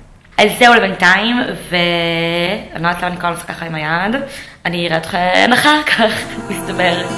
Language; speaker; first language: Hebrew; native; Hebrew